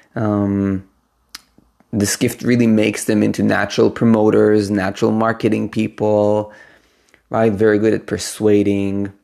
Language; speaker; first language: English; non-native, fluent; Hebrew